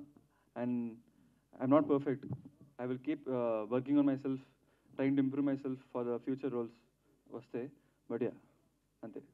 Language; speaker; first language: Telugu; non-native, learner; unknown